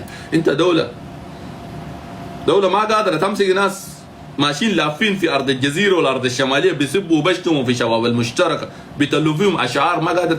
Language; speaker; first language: Arabic; native; Arabic